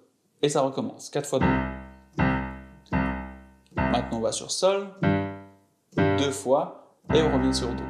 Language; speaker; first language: French; native; French